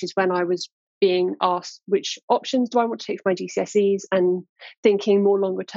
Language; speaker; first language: English; native; English